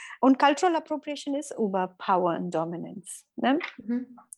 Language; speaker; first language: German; non-native, learner; Tamil